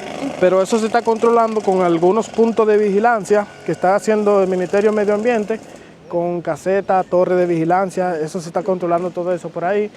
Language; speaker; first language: Spanish; native; Spanish